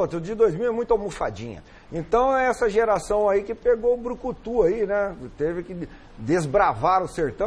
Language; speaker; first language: Portuguese; native; Portuguese